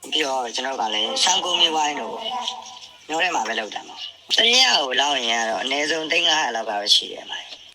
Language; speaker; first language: Burmese; native; Burmese